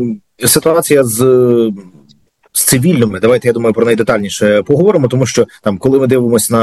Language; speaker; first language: Ukrainian; native; Ukrainian